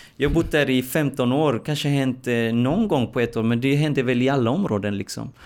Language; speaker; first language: Swedish; native; Swedish